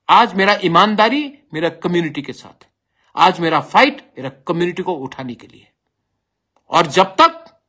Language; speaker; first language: Hindi; non-native, local second language; Bangla